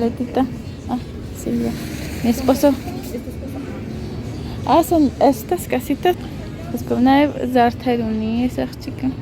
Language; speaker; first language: Spanish; non-native, fluent; Armenian